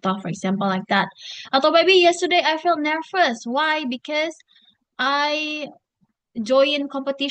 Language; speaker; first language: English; non-native, fluent; Indonesian